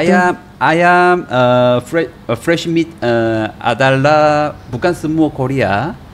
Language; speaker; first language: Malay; non-native, learner; Korean